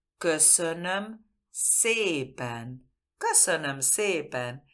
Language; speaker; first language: Hungarian; non-native, learner; Spanish